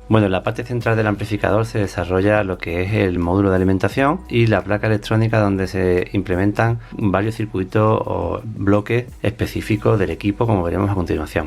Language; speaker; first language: Spanish; native; Spanish